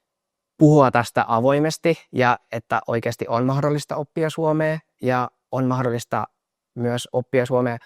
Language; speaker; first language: Finnish; non-native, fluent; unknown